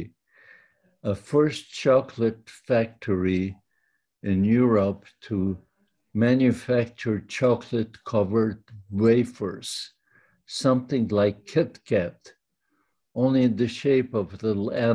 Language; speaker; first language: English; non-native, fluent; Yiddish